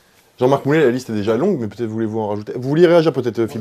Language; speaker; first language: French; native; French